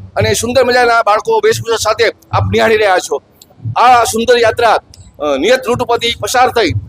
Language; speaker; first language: Gujarati; native; Gujarati